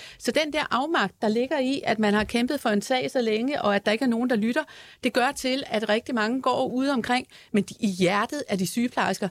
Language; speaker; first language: Danish; native; Danish